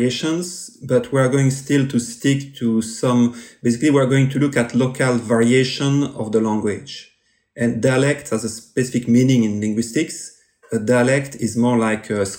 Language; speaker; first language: English; non-native, fluent; French